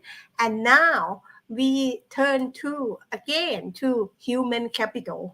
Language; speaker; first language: English; non-native, learner; Thai